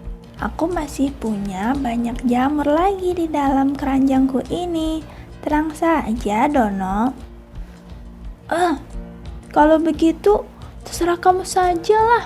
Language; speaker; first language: Indonesian; native; Indonesian